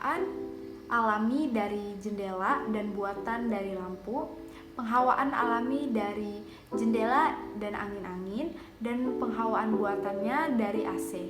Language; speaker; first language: Indonesian; native; Indonesian